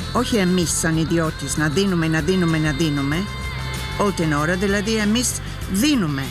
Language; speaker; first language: Greek; non-native, fluent; English